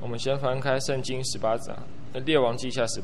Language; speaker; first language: Chinese; native; Chinese